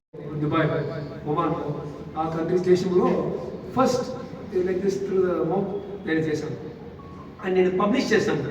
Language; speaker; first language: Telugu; non-native, learner; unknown